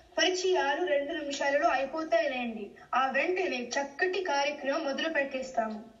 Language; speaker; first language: Telugu; early bilingual, heritage; Telugu